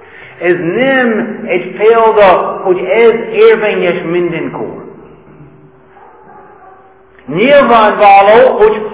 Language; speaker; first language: Hungarian; non-native, fluent; English